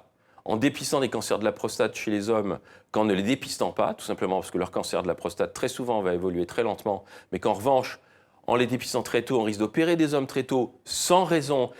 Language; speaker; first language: French; native; French